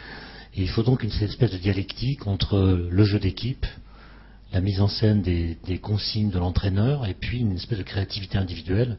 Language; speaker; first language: French; native; French